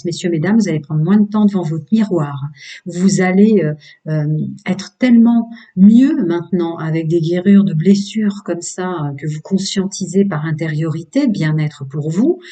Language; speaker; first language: French; native; French